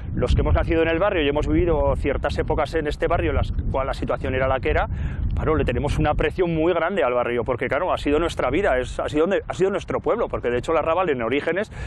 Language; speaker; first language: Spanish; native; Spanish